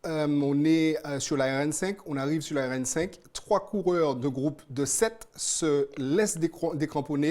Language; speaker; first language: French; native; French